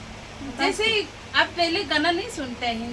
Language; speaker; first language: Hindi; non-native, local second language; Assamese